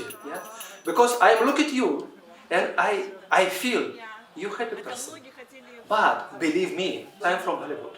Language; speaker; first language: English; non-native, learner; Russian